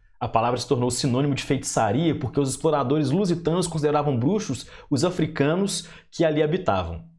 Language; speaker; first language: Portuguese; native; Portuguese